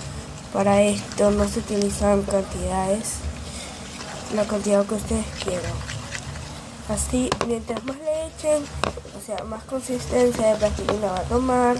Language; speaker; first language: Spanish; native; Spanish